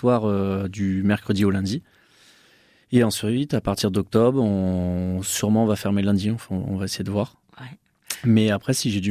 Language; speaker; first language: French; native; French